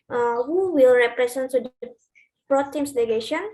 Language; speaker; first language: English; non-native, learner; Indonesian